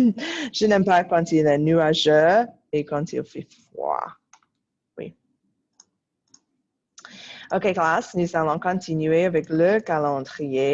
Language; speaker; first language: French; non-native, fluent; English